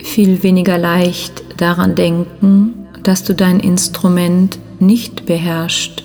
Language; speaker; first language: German; native; German